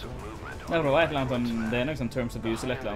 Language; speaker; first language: Norwegian; native; Norwegian